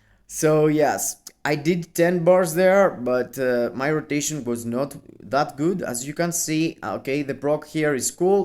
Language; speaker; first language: English; non-native, fluent; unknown